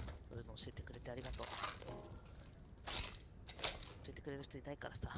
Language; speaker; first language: Japanese; native; Japanese